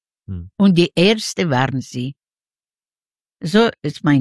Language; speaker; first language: German; non-native, learner; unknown